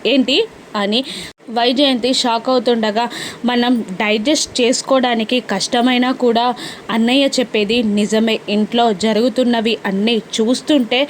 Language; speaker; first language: Telugu; native; Telugu